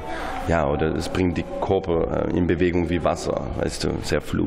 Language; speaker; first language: German; non-native, fluent; English